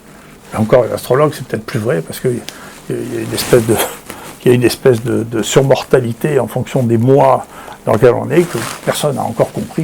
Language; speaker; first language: French; native; French